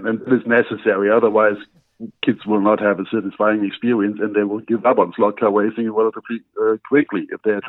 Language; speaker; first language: English; non-native, fluent; German